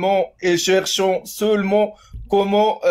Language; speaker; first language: French; non-native, learner; Arabic